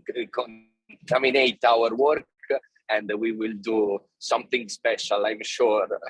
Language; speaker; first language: English; non-native, fluent; Italian